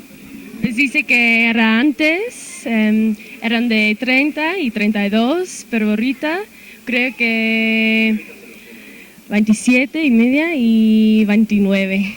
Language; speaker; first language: Spanish; non-native, fluent; English